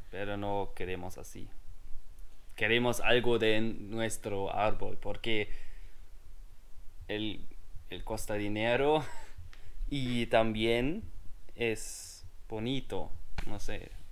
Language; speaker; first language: Spanish; non-native, learner; German